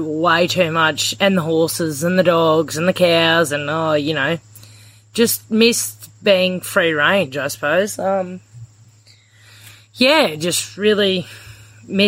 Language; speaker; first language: English; native; English